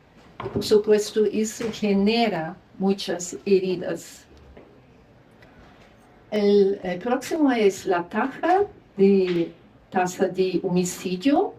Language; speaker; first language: Spanish; non-native, fluent; Luxembourgish